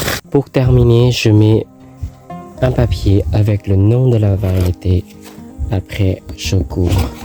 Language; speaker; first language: French; non-native, learner; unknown